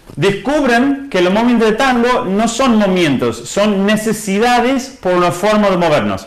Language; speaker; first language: Spanish; non-native, fluent; English